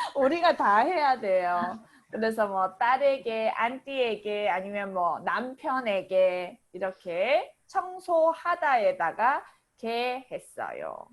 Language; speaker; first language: Korean; native; Korean